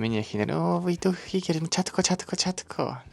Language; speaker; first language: Mongolian; non-native, learner; Japanese